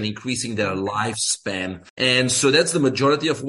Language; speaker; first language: English; non-native, fluent; Dutch